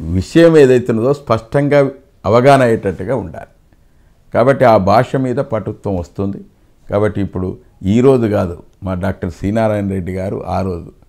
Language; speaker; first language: Telugu; native; Telugu